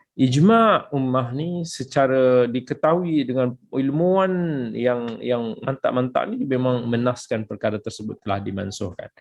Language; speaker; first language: Malay; native; Malay